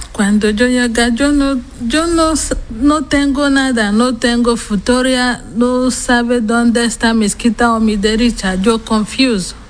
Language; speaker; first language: Spanish; non-native, learner; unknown